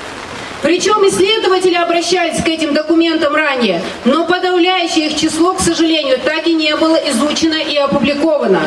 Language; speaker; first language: Russian; non-native, local second language; Ingush